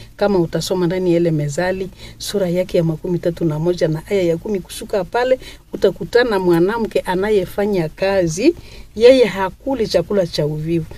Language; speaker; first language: Swahili; non-native, local second language; Nande